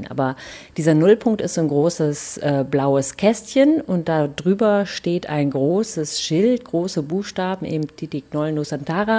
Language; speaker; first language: German; native; German